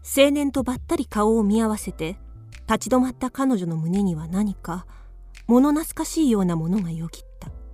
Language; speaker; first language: Japanese; native; Japanese